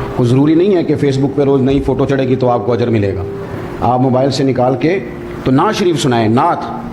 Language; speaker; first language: Urdu; non-native, local second language; Punjabi